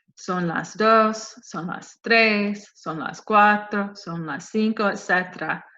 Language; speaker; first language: Spanish; non-native, fluent; English